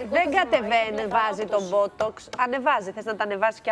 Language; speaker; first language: Greek; native; Greek